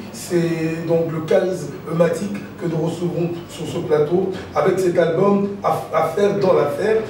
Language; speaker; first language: French; non-native, local second language; Lingala